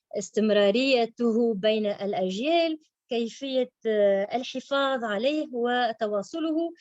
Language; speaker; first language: Arabic; native; Arabic